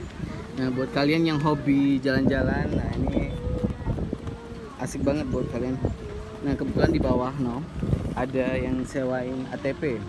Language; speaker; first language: Indonesian; non-native, local second language; Minangkabau